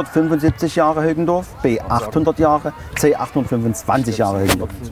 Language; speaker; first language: German; native; German